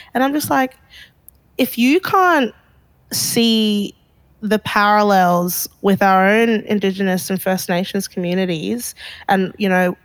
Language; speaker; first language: English; early bilingual, other home language; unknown